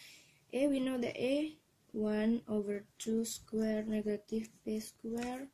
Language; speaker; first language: English; non-native, learner; Indonesian